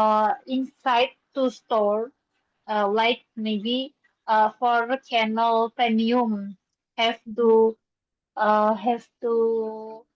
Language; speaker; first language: English; non-native, learner; Indonesian